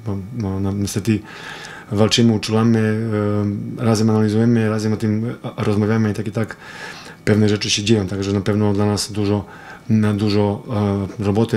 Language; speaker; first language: Polish; non-native, fluent; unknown